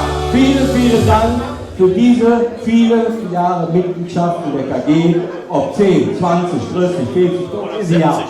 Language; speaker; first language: German; native; German